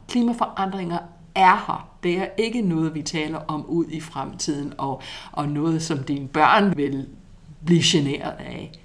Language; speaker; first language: Danish; non-native, fluent; English